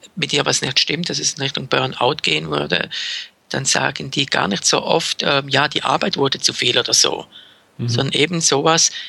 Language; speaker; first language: German; native; German